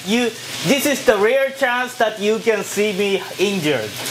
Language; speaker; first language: English; non-native, fluent; Japanese